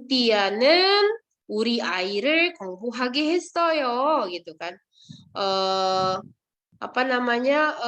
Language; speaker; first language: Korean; non-native, fluent; Indonesian